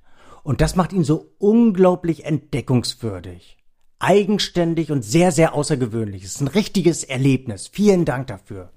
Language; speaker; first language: German; native; German